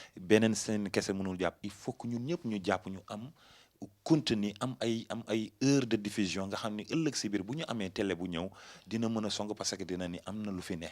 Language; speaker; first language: Wolof; non-native, local second language; Fula